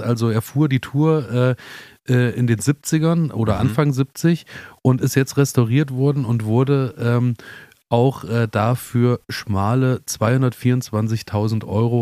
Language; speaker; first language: German; native; German